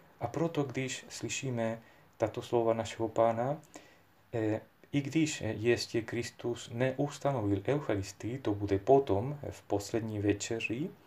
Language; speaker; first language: Czech; non-native, fluent; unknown